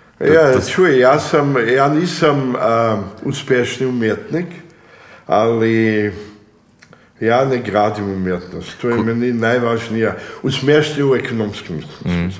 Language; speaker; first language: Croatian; early bilingual, heritage; Croatian